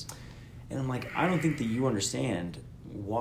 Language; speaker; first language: English; native; English